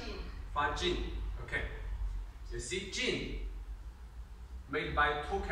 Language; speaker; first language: English; non-native, learner; Chinese